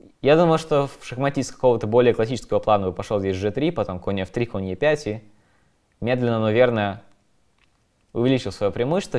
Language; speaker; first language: Russian; native; Russian